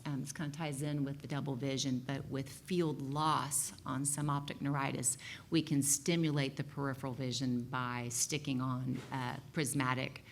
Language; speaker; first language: English; native; English